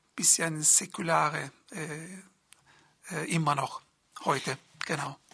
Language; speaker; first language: German; non-native, learner; Turkish